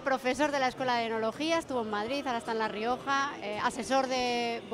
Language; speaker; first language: Spanish; native; Spanish